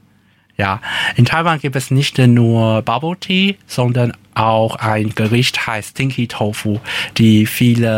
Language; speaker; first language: German; non-native, learner; Chinese